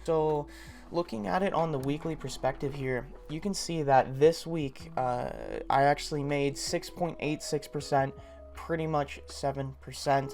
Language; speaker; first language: English; native; English